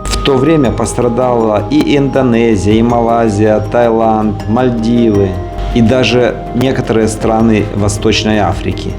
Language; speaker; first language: Russian; native; Russian